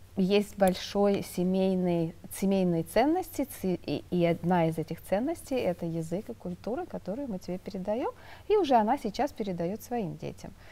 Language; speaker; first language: Russian; native; Russian